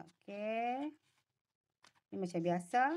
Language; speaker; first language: Malay; native; Malay